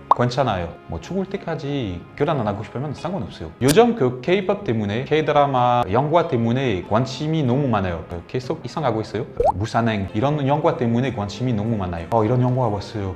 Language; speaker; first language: Korean; non-native, learner; French